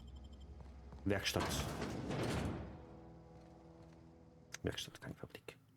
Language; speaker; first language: German; native; German